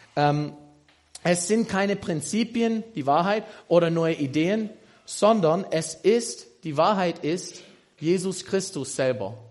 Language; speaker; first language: German; non-native, fluent; English